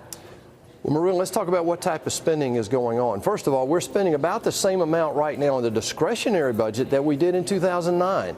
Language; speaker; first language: English; native; English